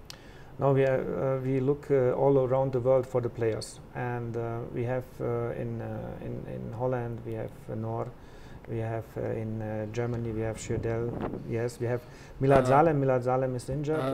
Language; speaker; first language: English; non-native, fluent; German